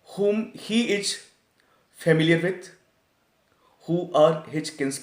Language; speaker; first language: English; non-native, local second language; Hindi